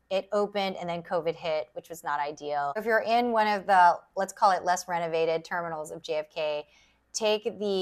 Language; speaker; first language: English; native; English